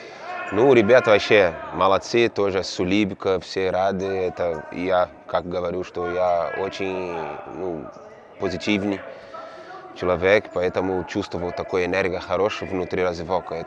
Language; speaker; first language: Russian; non-native, learner; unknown